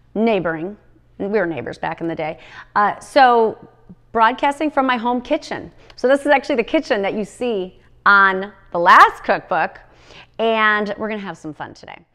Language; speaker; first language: English; native; English